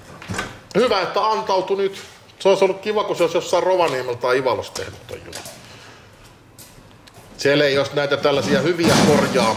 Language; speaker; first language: Finnish; native; Finnish